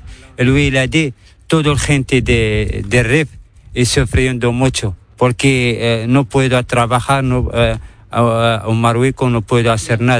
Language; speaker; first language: Spanish; non-native, learner; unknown